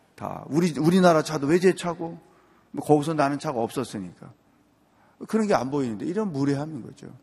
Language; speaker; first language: Korean; native; Korean